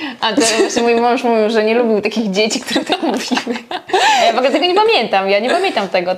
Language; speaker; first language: Polish; native; Polish